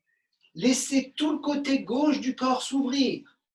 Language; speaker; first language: French; native; French